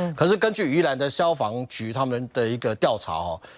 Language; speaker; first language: Chinese; native; Chinese